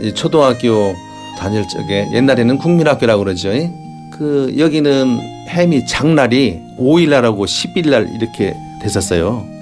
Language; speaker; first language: Korean; native; Korean